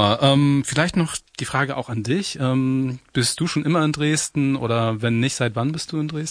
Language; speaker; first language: German; native; German